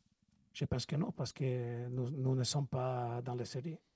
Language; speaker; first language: French; non-native, learner; Italian